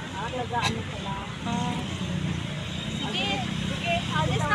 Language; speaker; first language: Filipino; non-native, local second language; Cebuano